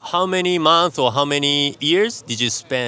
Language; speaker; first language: English; non-native, fluent; Japanese